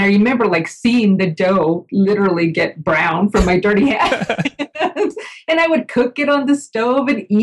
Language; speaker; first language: English; native; English